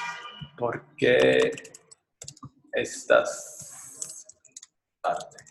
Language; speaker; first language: Spanish; non-native, learner; English